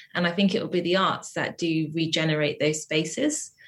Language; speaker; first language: English; native; English